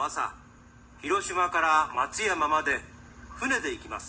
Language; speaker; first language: Japanese; non-native, learner; Filipino